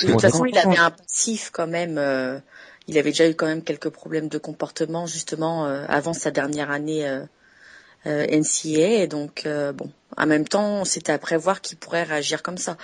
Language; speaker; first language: French; native; French